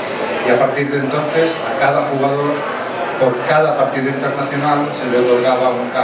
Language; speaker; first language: Spanish; native; Spanish